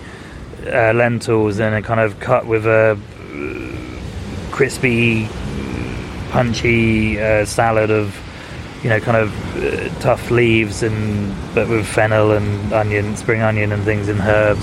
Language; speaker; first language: English; native; English